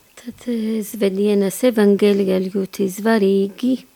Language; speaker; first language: Latvian; non-native, fluent; Maltese